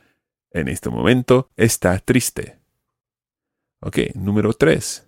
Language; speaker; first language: Spanish; non-native, fluent; English